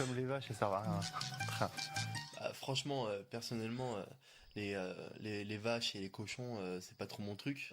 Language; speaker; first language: French; native; French